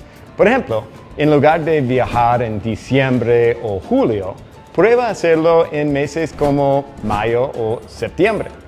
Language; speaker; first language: Spanish; non-native, fluent; English